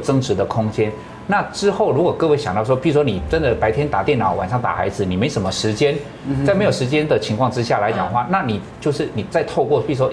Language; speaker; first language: Chinese; native; Chinese